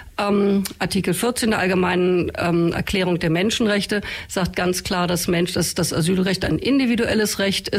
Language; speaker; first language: German; native; German